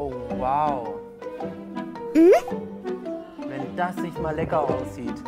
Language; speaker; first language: German; native; German